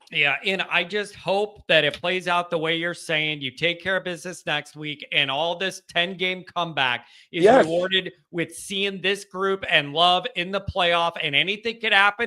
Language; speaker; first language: English; native; English